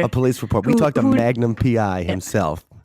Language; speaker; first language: English; native; English